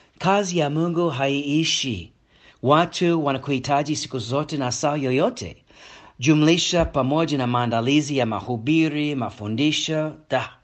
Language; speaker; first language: Swahili; non-native, fluent; English